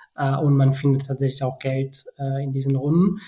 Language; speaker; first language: German; non-native, fluent; Spanish